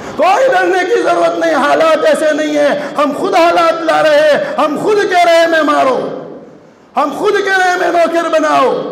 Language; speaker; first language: Urdu; non-native, local second language; Gujarati